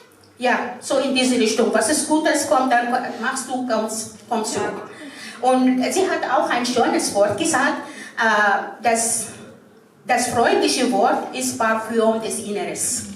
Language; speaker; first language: German; non-native, fluent; Arabic